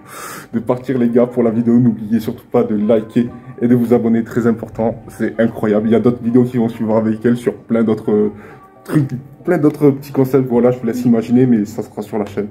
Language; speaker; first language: French; native; French